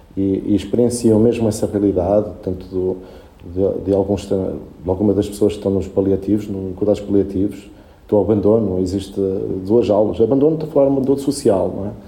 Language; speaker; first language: Portuguese; early bilingual, other home language; Spanish